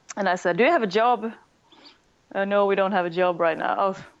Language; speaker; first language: English; non-native, fluent; Swedish